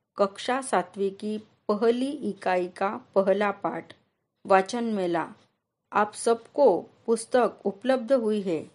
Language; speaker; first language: Hindi; non-native, local second language; Marathi